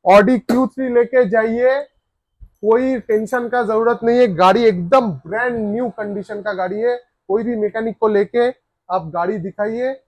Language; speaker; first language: Hindi; non-native, local second language; Bangla